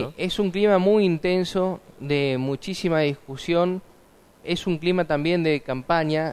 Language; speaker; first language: Spanish; native; Spanish